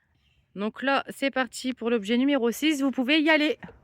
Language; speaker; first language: French; native; French